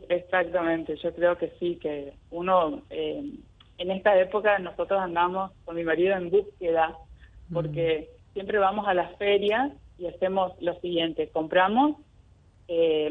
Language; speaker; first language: Spanish; native; Spanish